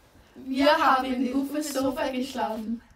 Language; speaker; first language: German; non-native, learner; Danish